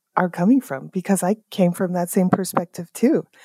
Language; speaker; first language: English; native; English